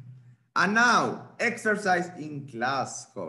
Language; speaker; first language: English; non-native, fluent; Spanish